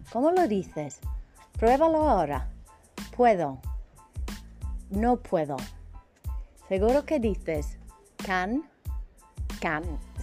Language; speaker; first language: Spanish; non-native, fluent; English